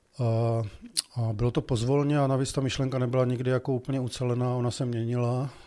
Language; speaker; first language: Czech; native; Czech